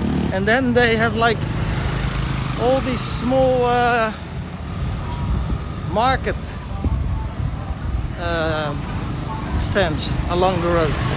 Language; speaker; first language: English; non-native, learner; Dutch